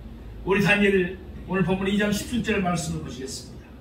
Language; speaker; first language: Korean; native; Korean